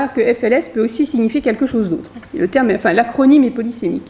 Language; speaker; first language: French; native; French